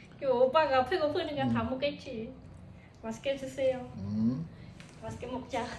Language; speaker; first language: Korean; non-native, learner; Khmer